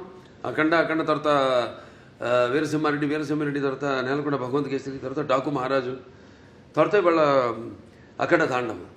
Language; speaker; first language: Telugu; native; Telugu